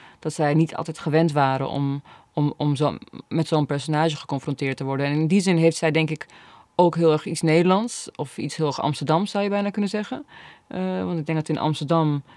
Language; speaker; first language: Dutch; early bilingual, other home language; Bosnian